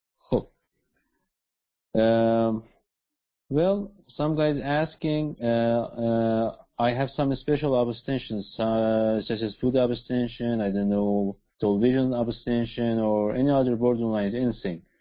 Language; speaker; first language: English; non-native, learner; Persian